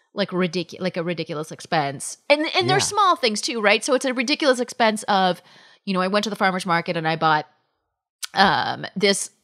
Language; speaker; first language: English; native; English